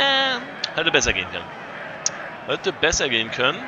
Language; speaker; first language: German; native; German